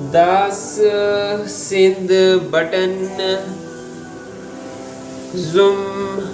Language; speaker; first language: German; non-native, learner; Urdu